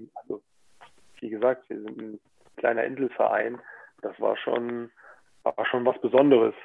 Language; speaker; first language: German; native; German